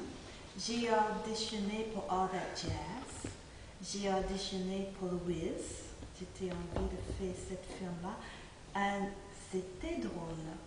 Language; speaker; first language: French; non-native, fluent; English